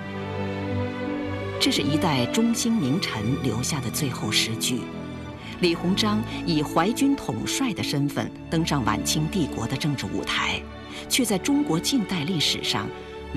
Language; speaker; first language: Chinese; native; Chinese